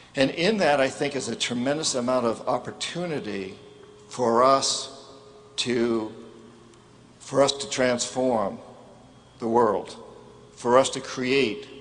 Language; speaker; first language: English; native; English